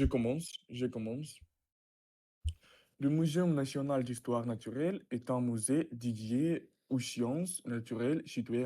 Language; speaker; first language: French; non-native, learner; Russian